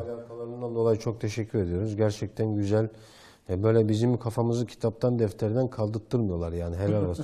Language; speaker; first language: Turkish; native; Turkish